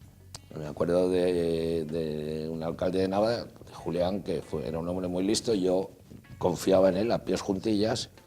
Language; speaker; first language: Spanish; native; Spanish